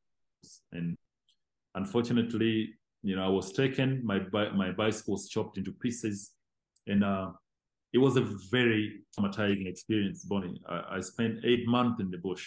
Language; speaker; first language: English; non-native, local second language; Acoli